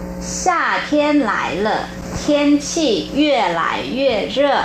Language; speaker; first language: Chinese; non-native, fluent; Vietnamese